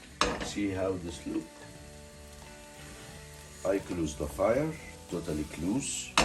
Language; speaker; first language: English; non-native, learner; Arabic